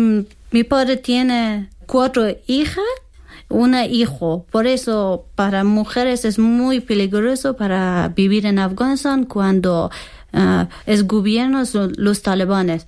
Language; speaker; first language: Spanish; non-native, learner; Persian